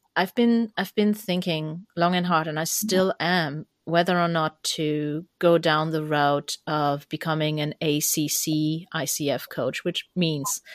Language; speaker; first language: English; non-native, fluent; German